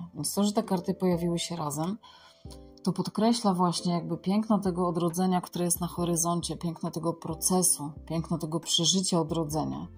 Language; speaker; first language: Polish; native; Polish